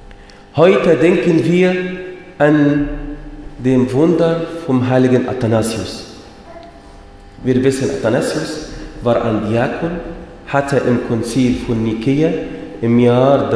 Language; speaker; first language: German; non-native, fluent; Arabic